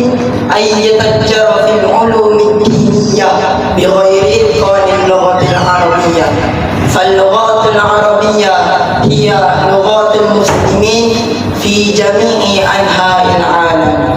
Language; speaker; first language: Arabic; non-native, learner; Malay